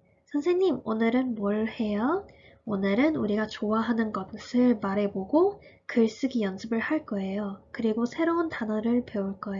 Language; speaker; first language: Korean; early bilingual, heritage; Korean